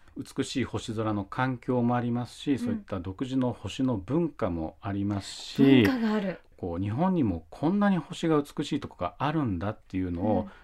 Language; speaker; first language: Japanese; native; Japanese